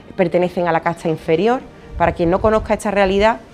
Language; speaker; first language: Spanish; native; Spanish